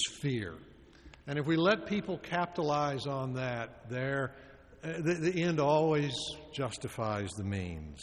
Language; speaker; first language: English; native; English